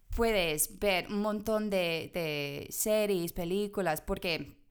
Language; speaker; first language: Spanish; non-native, fluent; English